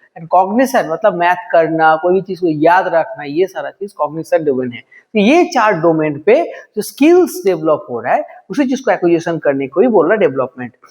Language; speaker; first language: Hindi; non-native, local second language; Bangla